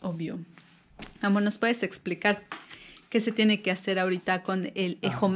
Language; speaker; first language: Spanish; native; Spanish